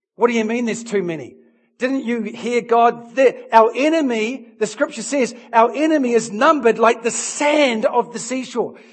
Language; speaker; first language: English; native; English